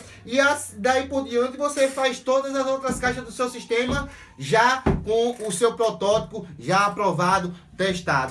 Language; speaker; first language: Portuguese; native; Portuguese